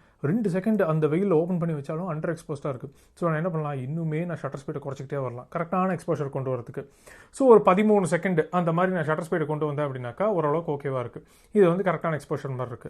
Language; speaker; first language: Tamil; native; Tamil